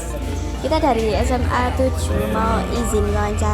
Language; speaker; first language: Indonesian; native; Indonesian